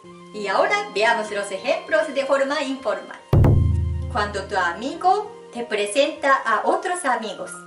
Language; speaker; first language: Spanish; non-native, fluent; Japanese